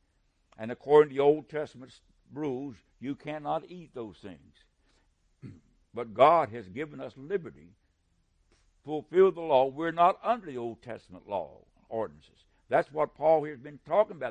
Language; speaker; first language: English; native; English